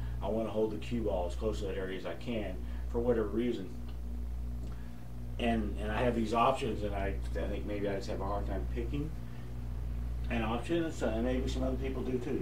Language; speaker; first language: English; native; English